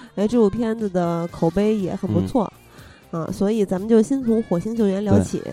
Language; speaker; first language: Chinese; native; Chinese